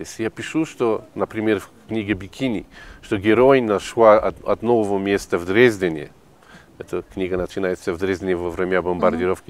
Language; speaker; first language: Russian; non-native, fluent; Polish